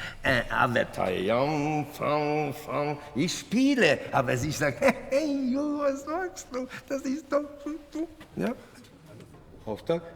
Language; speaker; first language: German; non-native, fluent; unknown